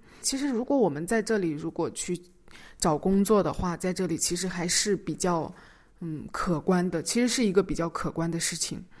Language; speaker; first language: Chinese; native; Chinese